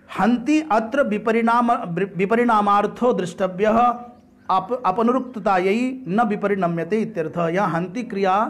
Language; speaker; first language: Hindi; native; Hindi